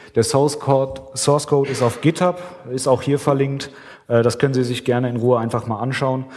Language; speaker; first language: German; native; German